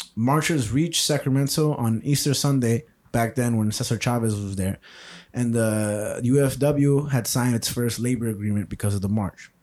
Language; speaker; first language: English; early bilingual, other home language; Spanish